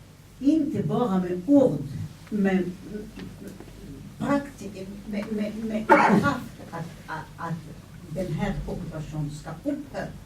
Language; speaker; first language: Swedish; non-native, fluent; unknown